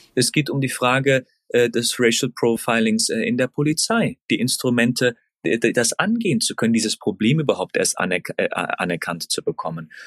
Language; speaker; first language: German; early bilingual, other home language; Turkish